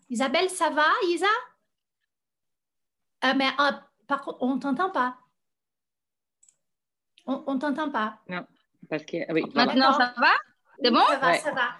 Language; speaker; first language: French; non-native, fluent; Portuguese